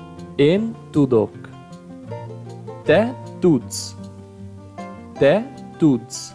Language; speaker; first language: Hungarian; non-native, learner; Portuguese